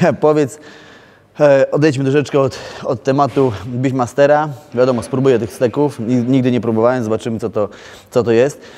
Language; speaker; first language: Polish; native; Polish